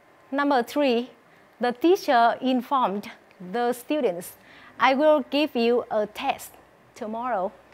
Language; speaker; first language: English; non-native, fluent; Vietnamese